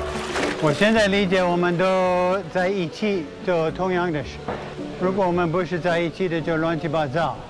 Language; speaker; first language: Chinese; non-native, fluent; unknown